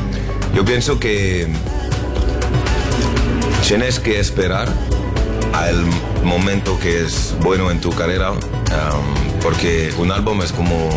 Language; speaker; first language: Spanish; non-native, learner; French